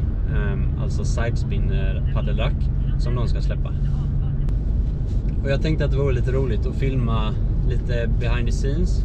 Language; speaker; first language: Swedish; native; Swedish